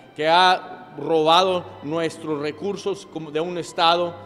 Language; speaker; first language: Spanish; early bilingual, other home language; English